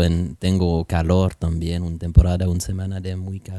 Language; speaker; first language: Spanish; non-native, learner; French